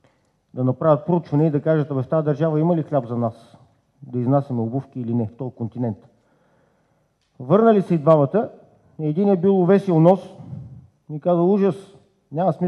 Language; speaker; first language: Bulgarian; native; Bulgarian